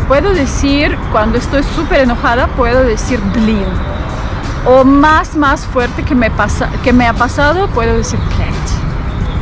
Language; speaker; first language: Spanish; non-native, fluent; Russian